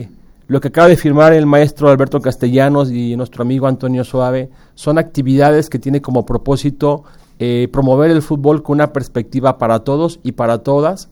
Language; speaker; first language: Spanish; native; Spanish